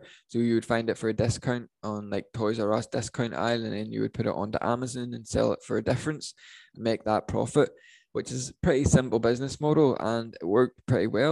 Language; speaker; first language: English; native; English